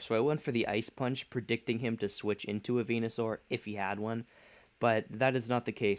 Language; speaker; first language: English; native; English